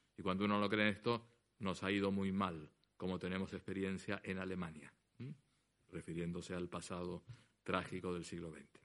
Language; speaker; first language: Spanish; native; Spanish